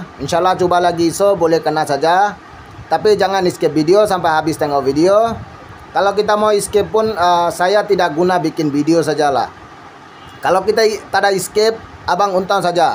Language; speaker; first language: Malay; non-native, learner; Bangla